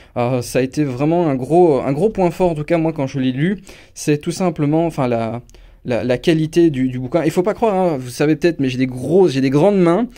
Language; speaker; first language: French; non-native, fluent; English